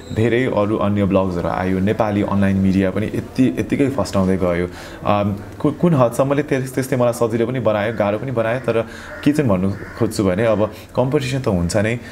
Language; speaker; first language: Nepali; early bilingual, heritage; Nepali